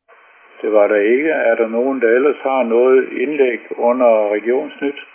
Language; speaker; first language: Danish; native; Danish